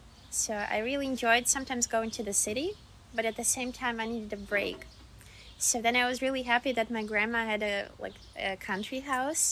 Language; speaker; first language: English; non-native, fluent; Russian